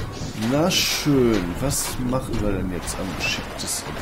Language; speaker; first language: German; native; German